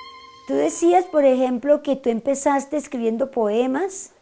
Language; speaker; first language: Spanish; native; Spanish